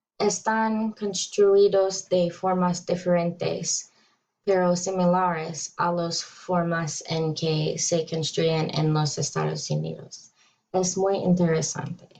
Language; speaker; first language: Spanish; non-native, learner; English